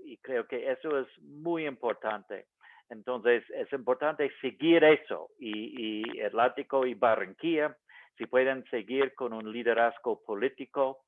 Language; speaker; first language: Spanish; non-native, fluent; English